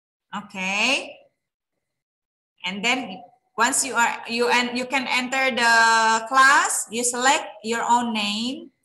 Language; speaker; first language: English; non-native, fluent; Indonesian